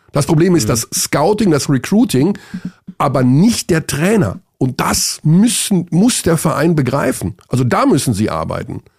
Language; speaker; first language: German; native; German